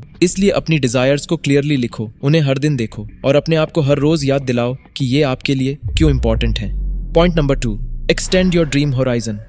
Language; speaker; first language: Hindi; native; Hindi